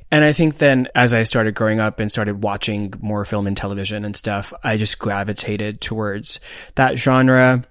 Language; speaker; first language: English; non-native, local second language; Hindi